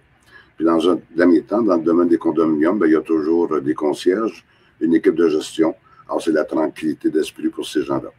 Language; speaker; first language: French; native; French